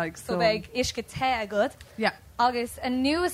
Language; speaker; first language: Irish; non-native, local second language; English